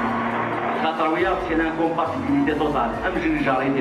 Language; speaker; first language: French; non-native, local second language; Kabyle